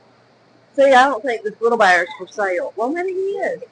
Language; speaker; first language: English; native; English